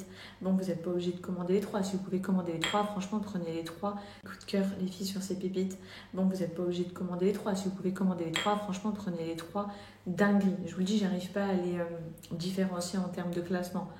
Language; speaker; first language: French; native; French